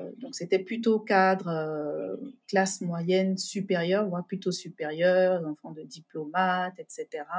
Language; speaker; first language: French; native; French